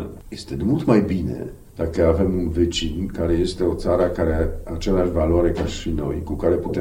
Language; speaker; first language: Romanian; non-native, fluent; Polish